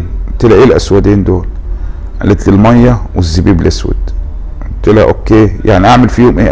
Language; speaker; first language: Arabic; native; Arabic